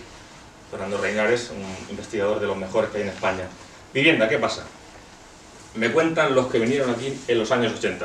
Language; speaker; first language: Spanish; native; Spanish